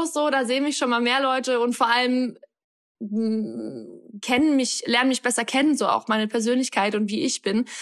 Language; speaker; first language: German; native; German